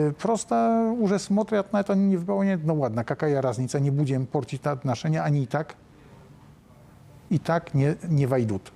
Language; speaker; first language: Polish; non-native, learner; Russian